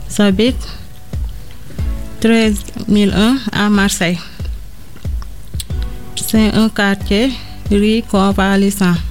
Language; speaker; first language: French; non-native, learner; Portuguese